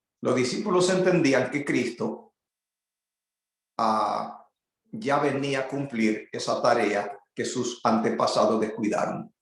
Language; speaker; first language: Spanish; native; Spanish